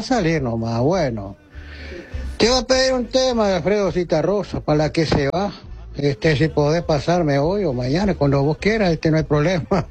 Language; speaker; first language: Spanish; native; Spanish